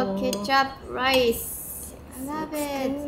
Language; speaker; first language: English; non-native, learner; Japanese